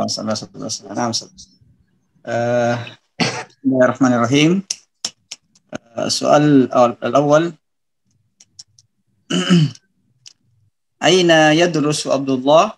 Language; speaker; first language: Arabic; non-native, learner; Indonesian